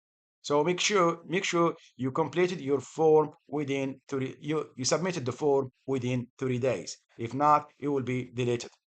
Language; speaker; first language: English; non-native, fluent; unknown